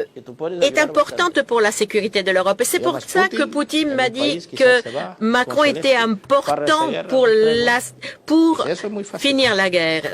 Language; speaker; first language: French; non-native, local second language; Portuguese